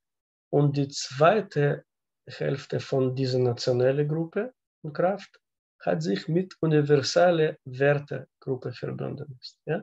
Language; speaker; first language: German; non-native, learner; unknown